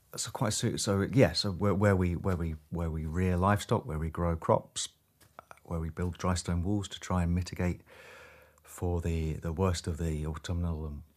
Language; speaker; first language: English; native; English